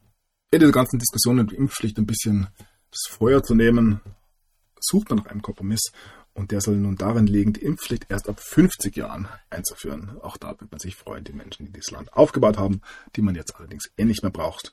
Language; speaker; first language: German; native; German